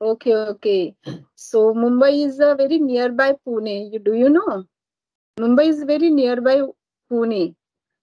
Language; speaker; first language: English; non-native, learner; Marathi